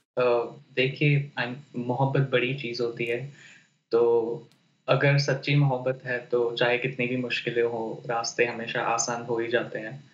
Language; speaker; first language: Hindi; non-native, local second language; Kachhi